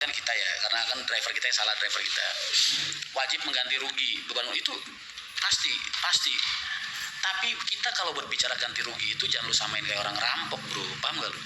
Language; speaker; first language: Indonesian; native; Indonesian